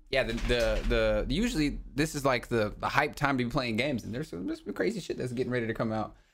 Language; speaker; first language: English; native; English